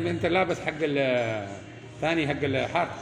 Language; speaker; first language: Arabic; non-native, learner; Urdu